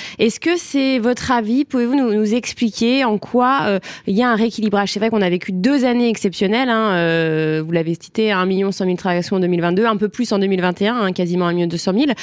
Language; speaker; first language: French; native; French